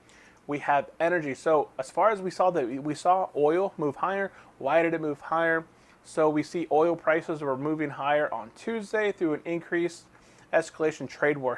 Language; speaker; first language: English; native; English